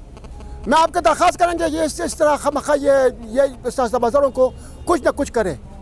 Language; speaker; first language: Hindi; non-native, local second language; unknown